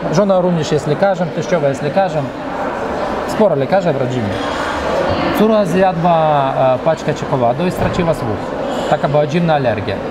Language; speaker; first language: Polish; early bilingual, heritage; Russian